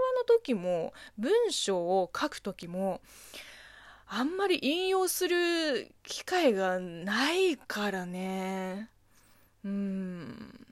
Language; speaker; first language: Japanese; non-native, fluent; Chinese